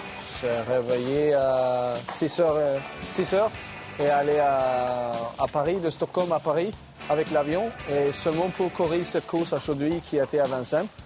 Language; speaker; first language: French; non-native, learner; Swedish